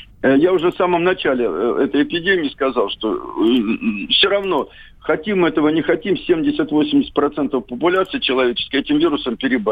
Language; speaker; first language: Russian; native; Russian